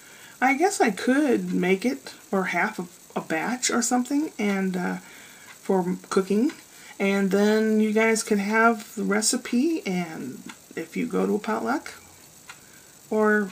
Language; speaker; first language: English; native; English